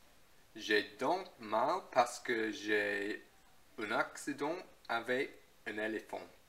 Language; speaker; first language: French; non-native, learner; English